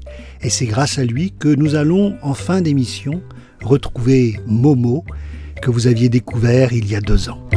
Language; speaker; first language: French; native; French